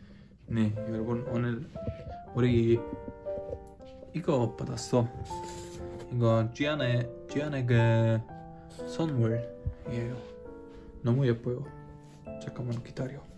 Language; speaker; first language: Korean; non-native, learner; Polish